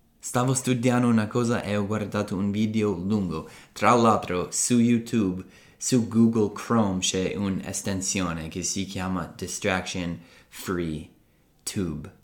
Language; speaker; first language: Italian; non-native, fluent; English